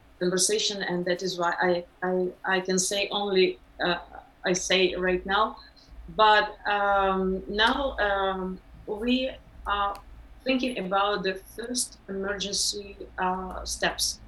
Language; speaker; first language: English; non-native, learner; Ukrainian